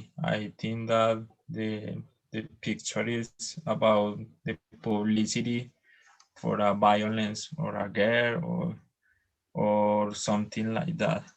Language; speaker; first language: English; non-native, learner; Spanish